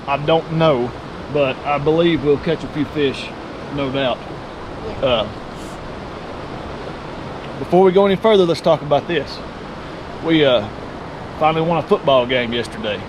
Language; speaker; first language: English; native; English